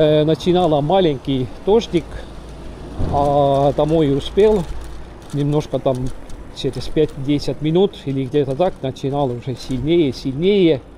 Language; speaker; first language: Russian; non-native, learner; Estonian